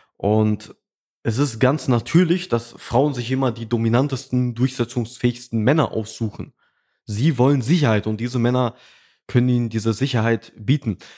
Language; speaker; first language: German; early bilingual, other home language; Russian